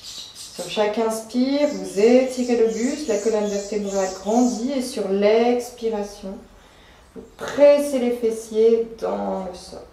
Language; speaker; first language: French; native; French